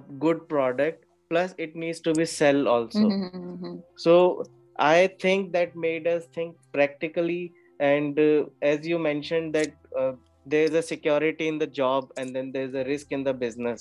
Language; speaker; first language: English; non-native, local second language; Hindi